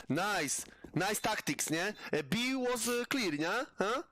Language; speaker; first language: English; non-native, learner; Polish